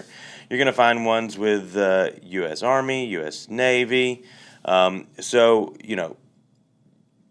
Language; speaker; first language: English; native; English